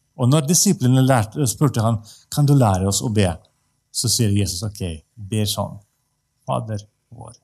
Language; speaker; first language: Norwegian; non-native, fluent; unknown